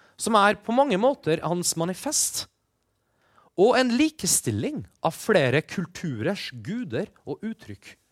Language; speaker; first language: Norwegian; early bilingual, other home language; Persian